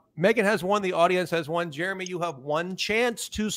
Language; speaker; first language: English; native; English